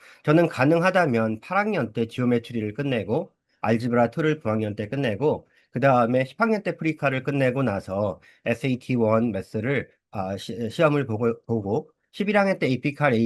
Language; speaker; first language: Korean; early bilingual, heritage; Korean